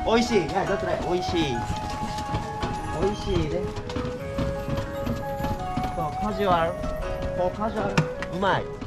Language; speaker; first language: English; non-native, learner; Japanese